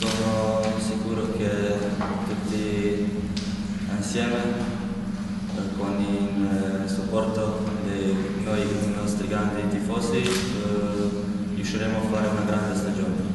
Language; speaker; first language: Italian; non-native, learner; Croatian